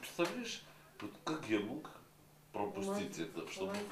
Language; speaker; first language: Russian; native; Russian